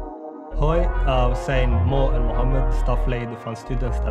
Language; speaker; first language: Dutch; non-native, fluent; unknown